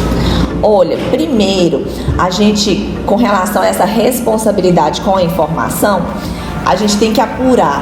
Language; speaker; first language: Portuguese; native; Portuguese